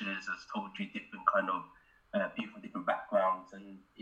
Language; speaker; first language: English; native; English